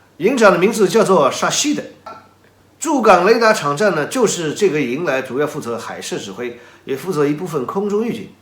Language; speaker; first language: Chinese; native; Chinese